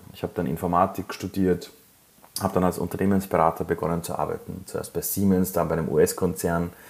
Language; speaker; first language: German; early bilingual, other home language; Persian